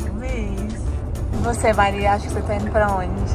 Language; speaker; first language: Portuguese; native; Portuguese